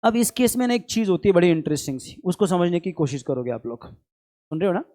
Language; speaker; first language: Hindi; non-native, local second language; Marathi